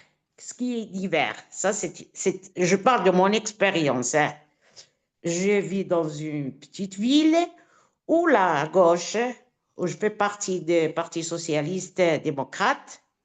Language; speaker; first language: French; non-native, fluent; Italian